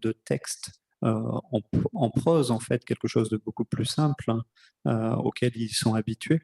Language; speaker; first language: French; native; French